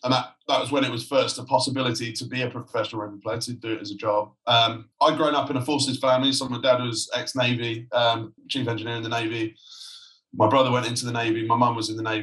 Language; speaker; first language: English; native; English